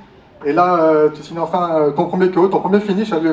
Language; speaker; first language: French; native; French